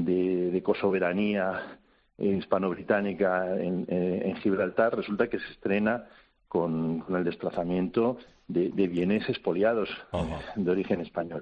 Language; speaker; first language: Spanish; native; Spanish